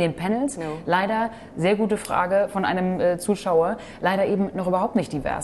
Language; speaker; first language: German; native; German